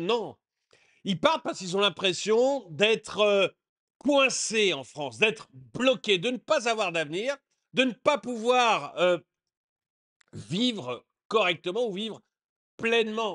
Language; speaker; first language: French; native; French